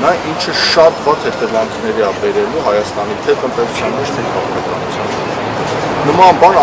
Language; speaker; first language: Armenian; native; Armenian